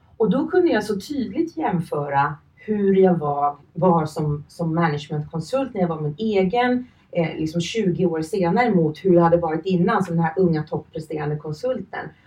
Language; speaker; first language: Swedish; early bilingual, other home language; Finnish